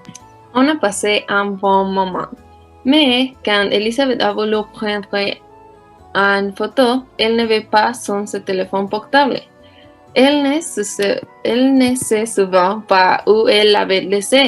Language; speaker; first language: French; non-native, learner; Spanish